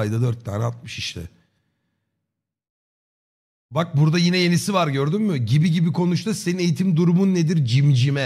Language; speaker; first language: Turkish; native; Turkish